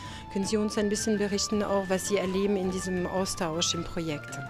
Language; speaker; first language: German; non-native, fluent; French